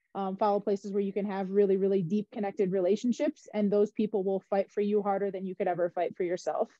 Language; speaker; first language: English; native; English